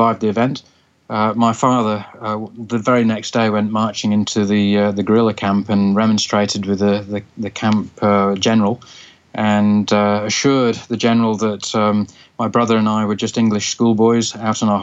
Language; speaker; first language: English; native; English